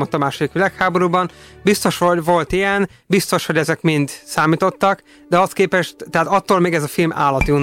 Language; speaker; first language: Hungarian; native; Hungarian